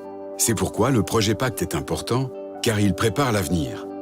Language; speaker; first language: French; native; French